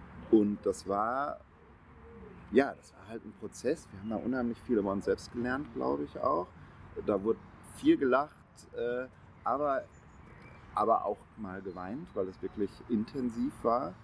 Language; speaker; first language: German; native; German